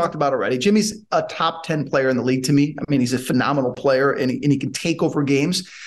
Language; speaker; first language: English; native; English